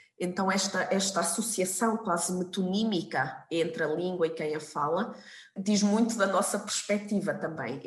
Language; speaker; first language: Portuguese; native; Portuguese